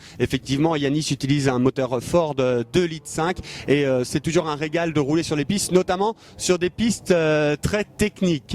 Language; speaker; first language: French; native; French